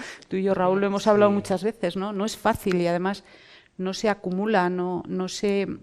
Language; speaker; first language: Spanish; native; Spanish